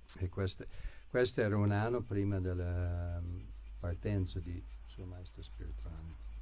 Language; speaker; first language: Italian; non-native, fluent; English